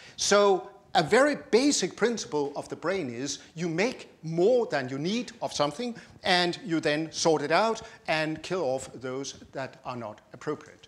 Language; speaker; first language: English; non-native, fluent; Danish